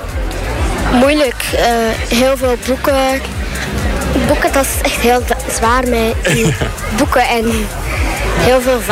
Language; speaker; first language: Dutch; early bilingual, other home language; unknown